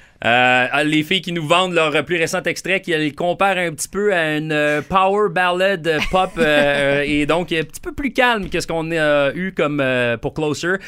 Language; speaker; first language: French; native; French